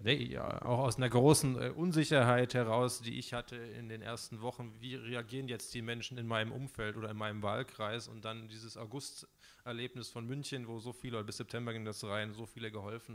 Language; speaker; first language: German; native; German